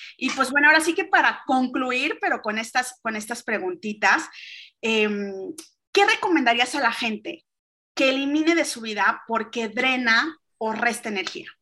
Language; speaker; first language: Spanish; native; Spanish